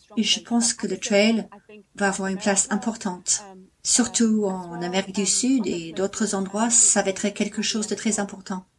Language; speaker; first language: French; non-native, fluent; Cantonese